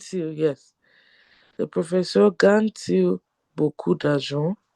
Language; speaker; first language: French; non-native, learner; English